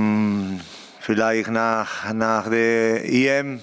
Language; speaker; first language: German; non-native, learner; Spanish